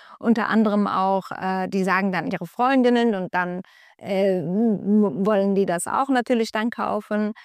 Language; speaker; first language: German; non-native, fluent; Turkish